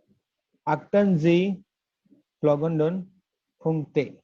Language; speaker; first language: German; non-native, learner; Gujarati